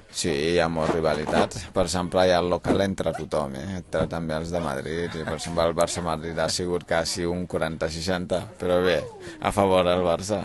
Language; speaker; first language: Catalan; non-native, fluent; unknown